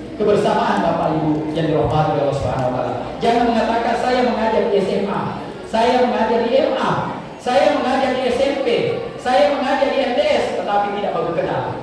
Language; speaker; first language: Indonesian; non-native, local second language; Buginese